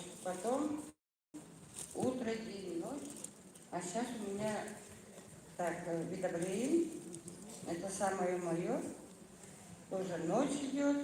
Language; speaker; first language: Russian; non-native, local second language; Yakut